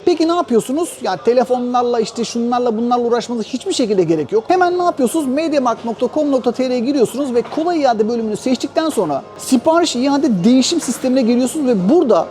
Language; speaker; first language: Turkish; native; Turkish